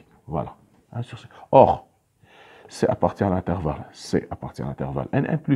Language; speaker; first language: French; non-native, local second language; Arabic